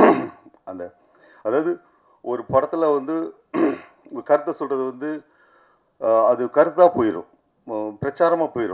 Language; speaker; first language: Tamil; native; Tamil